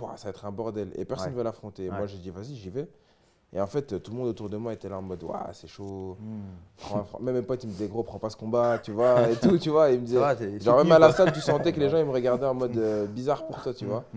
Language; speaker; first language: French; native; French